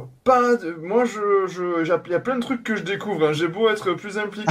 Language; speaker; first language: French; native; French